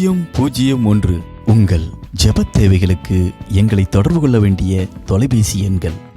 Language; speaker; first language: Tamil; native; Tamil